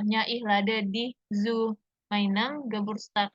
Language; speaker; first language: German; non-native, learner; Indonesian